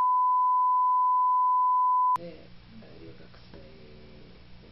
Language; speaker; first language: Japanese; non-native, learner; Italian